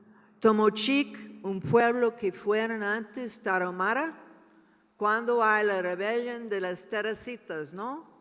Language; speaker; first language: Spanish; non-native, learner; English